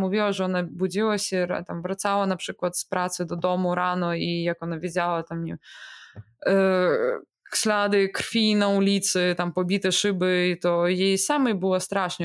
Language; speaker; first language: Polish; non-native, fluent; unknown